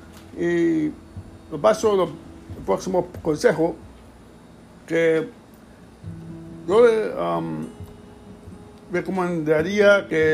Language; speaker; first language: Spanish; early bilingual, heritage; English